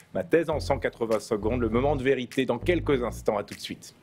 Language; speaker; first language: French; native; French